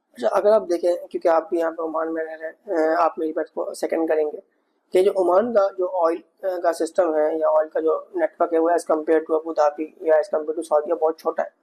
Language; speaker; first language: Urdu; native; Urdu